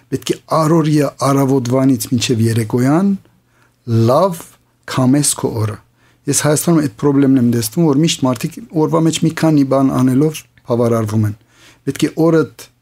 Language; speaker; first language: Armenian; early bilingual, heritage; Armenian